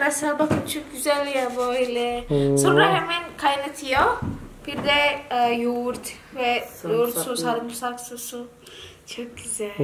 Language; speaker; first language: Turkish; non-native, learner; Indonesian